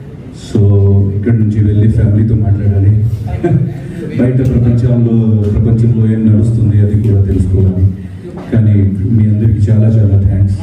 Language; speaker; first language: Telugu; non-native, fluent; Hindi